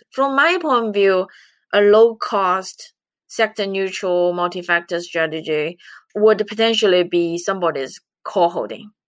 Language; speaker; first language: English; non-native, fluent; Chinese